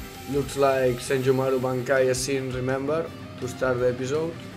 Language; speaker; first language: English; non-native, fluent; Spanish